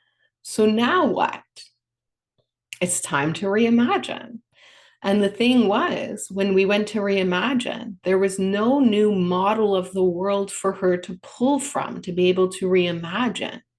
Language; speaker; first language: English; native; English